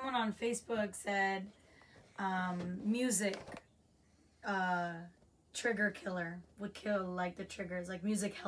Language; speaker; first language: English; native; English